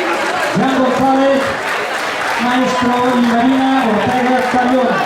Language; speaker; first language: Catalan; native; Catalan